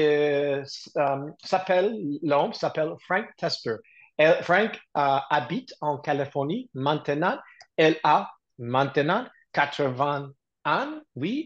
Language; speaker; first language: French; non-native, learner; English